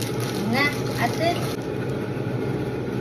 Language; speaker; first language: Romanian; non-native, learner; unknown